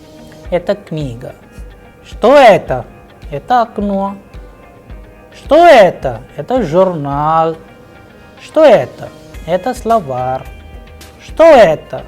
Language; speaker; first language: Russian; non-native, fluent; Hindi